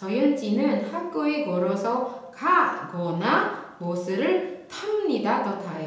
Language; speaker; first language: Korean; non-native, fluent; Indonesian